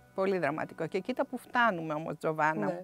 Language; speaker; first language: Greek; native; Greek